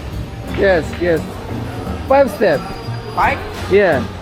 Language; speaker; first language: English; non-native, learner; Korean